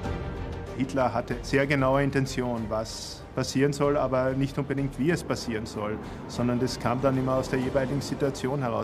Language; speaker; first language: German; native; German